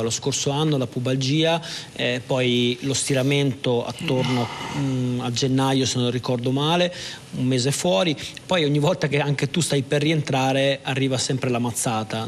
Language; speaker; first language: Italian; native; Italian